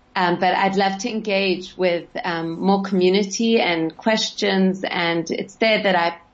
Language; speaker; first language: English; native; English